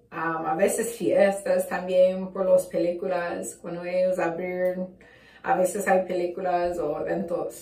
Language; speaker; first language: Spanish; non-native, learner; English